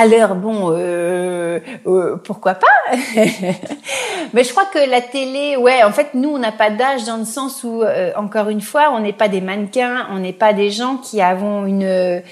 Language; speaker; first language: French; native; French